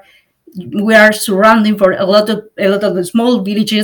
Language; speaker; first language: English; non-native, fluent; Spanish